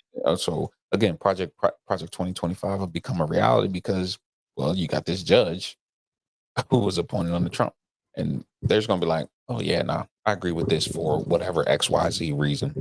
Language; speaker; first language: English; native; English